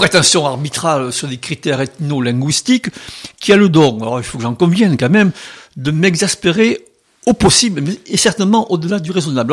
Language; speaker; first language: French; native; French